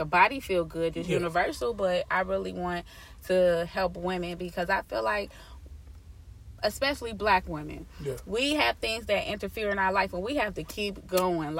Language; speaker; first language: English; native; English